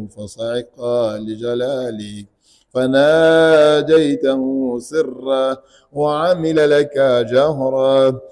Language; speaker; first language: Arabic; non-native, fluent; Ganda